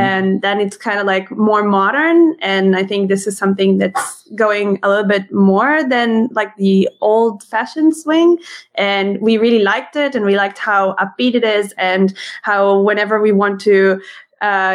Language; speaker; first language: English; non-native, fluent; Hebrew